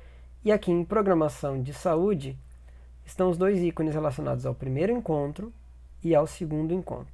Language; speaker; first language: Portuguese; native; Portuguese